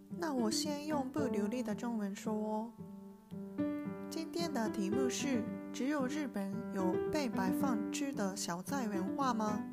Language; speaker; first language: Chinese; non-native, learner; Japanese